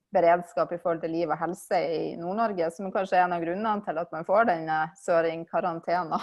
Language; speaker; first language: Norwegian; native; Norwegian